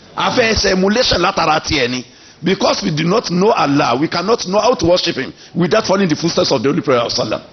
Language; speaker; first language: English; non-native, local second language; Yoruba